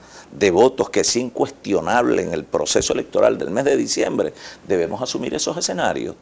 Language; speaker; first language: Spanish; native; Spanish